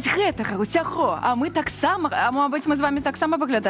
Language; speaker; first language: Belarusian; native; Belarusian